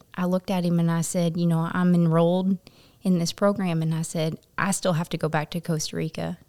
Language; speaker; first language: English; native; English